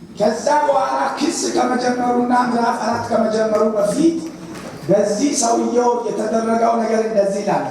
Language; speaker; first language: Amharic; native; Amharic